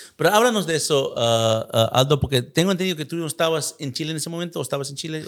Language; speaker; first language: Spanish; early bilingual, heritage; Spanish